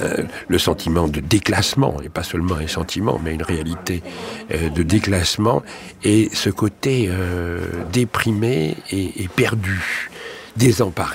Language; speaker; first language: French; native; French